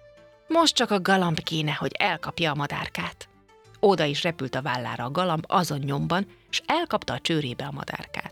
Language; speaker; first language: Hungarian; native; Hungarian